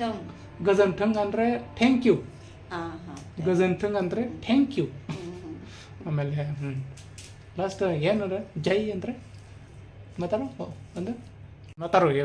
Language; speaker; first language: Kannada; non-native, learner; Bodo